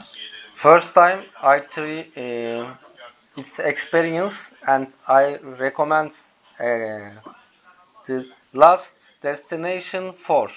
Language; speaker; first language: English; non-native, learner; Turkish